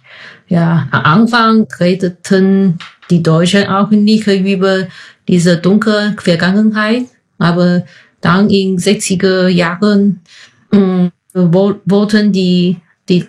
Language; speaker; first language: German; non-native, fluent; Chinese